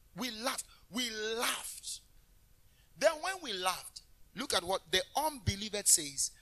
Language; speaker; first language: English; non-native, local second language; Akan